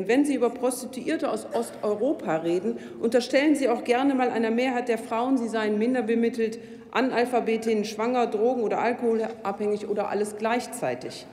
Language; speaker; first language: German; native; German